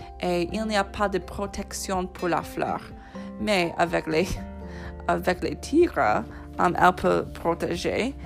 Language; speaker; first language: French; non-native, fluent; English